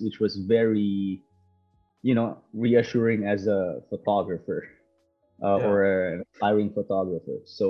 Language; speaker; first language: English; non-native, local second language; Filipino